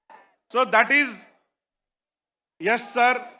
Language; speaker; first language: Telugu; native; Telugu